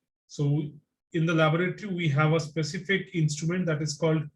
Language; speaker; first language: English; non-native, local second language; Bangla